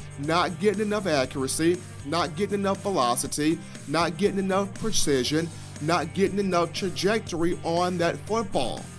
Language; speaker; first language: English; native; English